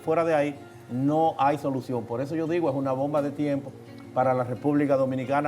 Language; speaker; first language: Spanish; native; Spanish